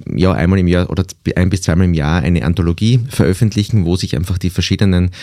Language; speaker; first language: German; native; German